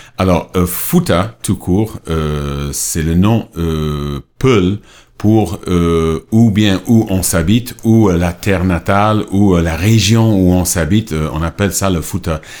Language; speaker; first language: French; non-native, fluent; English